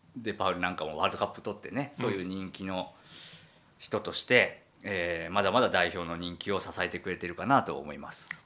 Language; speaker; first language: Japanese; native; Japanese